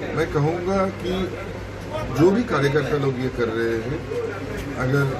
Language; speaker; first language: Hindi; non-native, local second language; Bangla